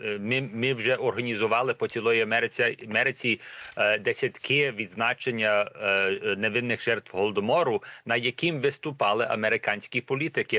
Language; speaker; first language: Ukrainian; early bilingual, heritage; Ukrainian